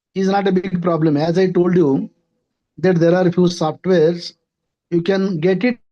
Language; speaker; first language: English; non-native, local second language; Marathi